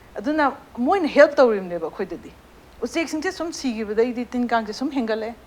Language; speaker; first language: Manipuri; native; Manipuri